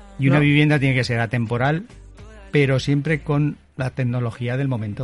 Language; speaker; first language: Spanish; native; Spanish